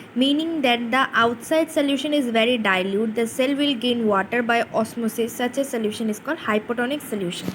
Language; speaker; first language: English; non-native, local second language; Bangla